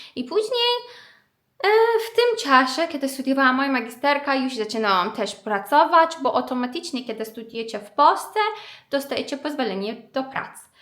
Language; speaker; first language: Polish; non-native, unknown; Persian